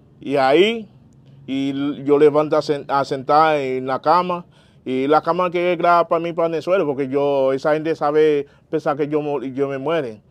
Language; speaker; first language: Spanish; non-native, learner; Haitian Creole